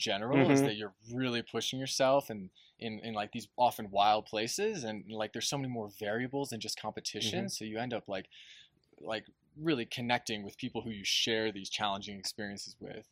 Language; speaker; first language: English; native; English